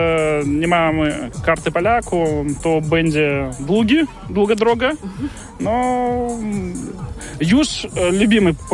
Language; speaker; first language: Polish; non-native, learner; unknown